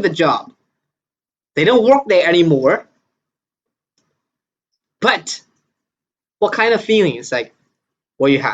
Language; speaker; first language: English; non-native, fluent; Burmese